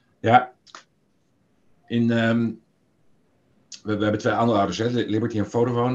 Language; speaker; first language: Dutch; native; Dutch